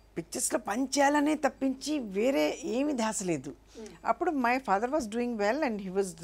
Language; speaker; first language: Telugu; non-native, local second language; Urdu